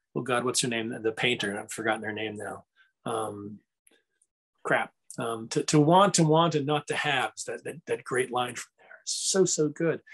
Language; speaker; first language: English; native; English